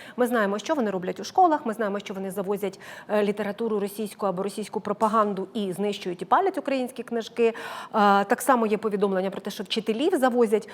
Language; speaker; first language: Ukrainian; native; Ukrainian